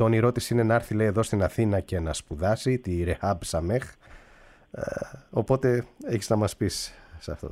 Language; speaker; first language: Greek; native; Greek